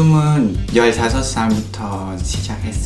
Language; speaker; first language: Korean; non-native, learner; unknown